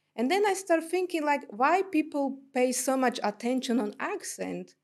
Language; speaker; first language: English; non-native, fluent; Slovak